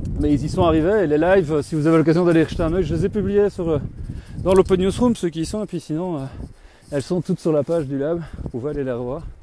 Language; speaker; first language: French; native; French